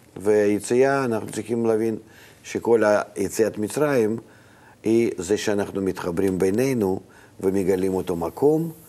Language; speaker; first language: Hebrew; non-native, fluent; Russian